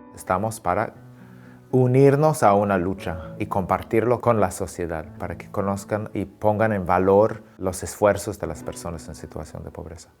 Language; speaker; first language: Spanish; non-native, fluent; English